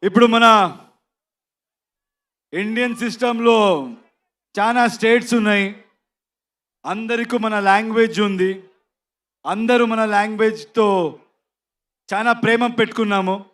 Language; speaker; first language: Telugu; non-native, learner; Kannada